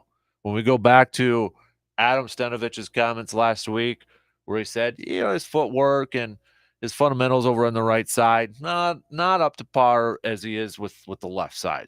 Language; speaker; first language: English; native; English